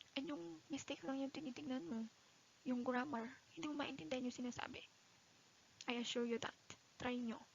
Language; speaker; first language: Filipino; non-native, local second language; Iloko